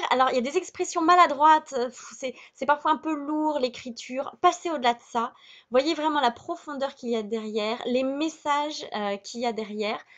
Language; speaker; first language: French; native; French